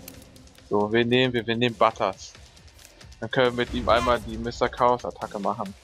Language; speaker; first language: German; native; German